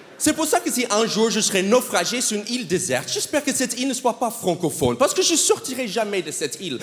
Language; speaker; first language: French; non-native, fluent; English